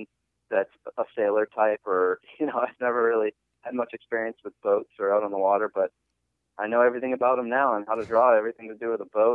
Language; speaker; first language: English; native; English